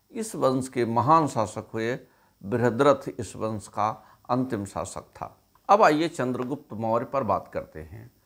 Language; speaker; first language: Hindi; native; Hindi